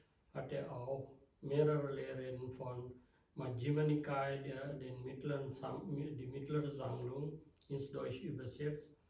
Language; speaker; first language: German; non-native, fluent; Sinhala